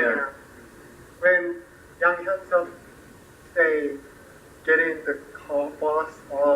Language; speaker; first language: English; non-native, learner; Korean